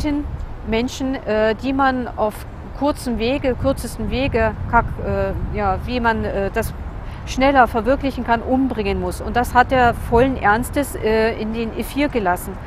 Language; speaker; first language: German; non-native, fluent; Russian